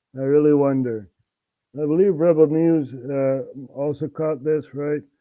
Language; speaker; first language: English; non-native, fluent; Dutch